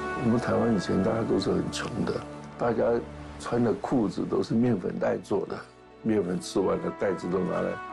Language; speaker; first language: Chinese; native; Chinese